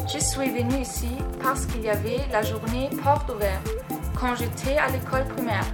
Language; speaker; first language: French; non-native, learner; German